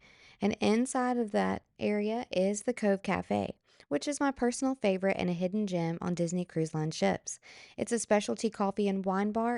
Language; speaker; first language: English; native; English